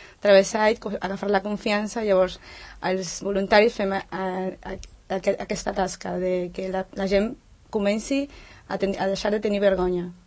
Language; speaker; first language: Catalan; non-native, fluent; Spanish